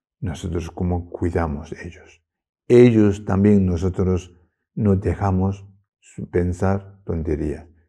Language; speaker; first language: Spanish; non-native, learner; Tibetan